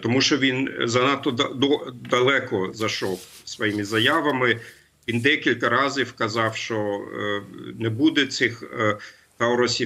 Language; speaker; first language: Ukrainian; non-native, fluent; German